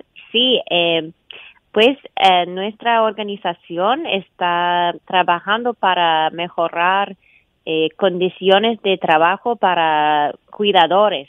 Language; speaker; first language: Spanish; non-native, fluent; English